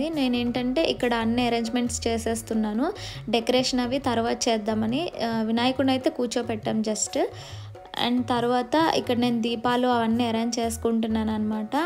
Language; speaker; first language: Telugu; native; Telugu